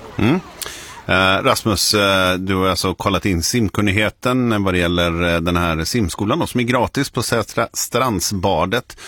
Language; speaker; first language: Swedish; native; Swedish